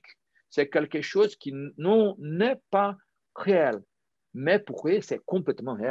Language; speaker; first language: French; non-native, fluent; Portuguese